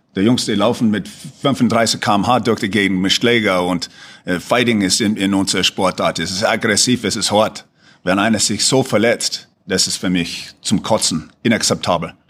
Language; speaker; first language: German; non-native, fluent; English